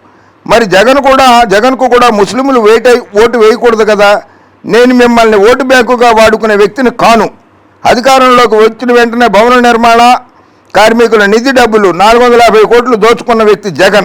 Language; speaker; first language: Telugu; native; Telugu